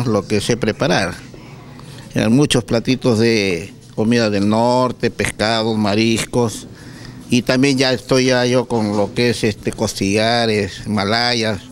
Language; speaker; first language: Spanish; native; Spanish